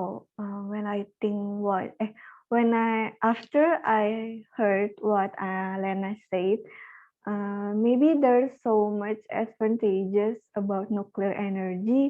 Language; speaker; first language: English; non-native, learner; Indonesian